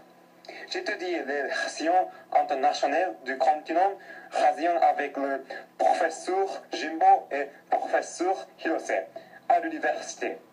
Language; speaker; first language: French; non-native, learner; Japanese